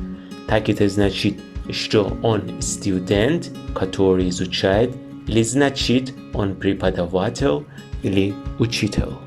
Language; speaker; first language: Russian; non-native, fluent; Persian